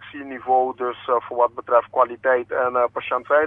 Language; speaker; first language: Dutch; non-native, local second language; Papiamento